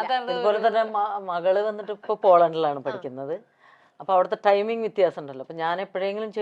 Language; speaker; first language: Malayalam; native; Malayalam